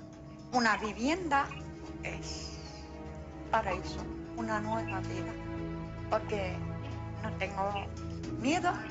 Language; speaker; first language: Spanish; non-native, fluent; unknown